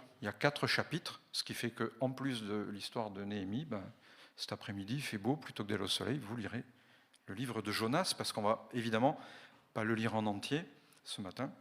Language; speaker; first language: French; native; French